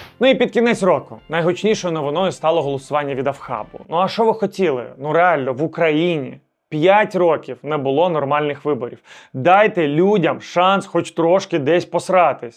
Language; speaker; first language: Ukrainian; native; Ukrainian